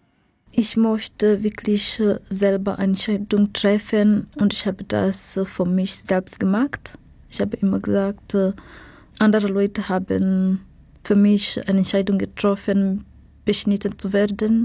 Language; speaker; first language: German; non-native, fluent; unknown